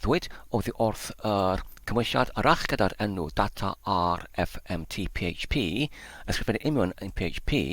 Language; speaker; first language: Welsh; non-native, learner; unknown